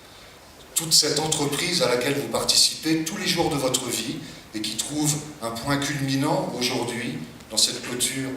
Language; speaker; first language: French; native; French